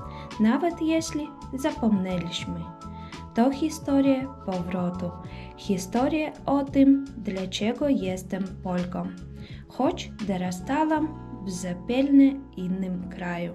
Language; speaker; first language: Polish; early bilingual, heritage; Polish